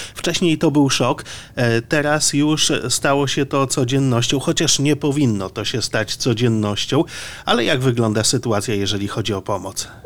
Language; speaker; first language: Polish; native; Polish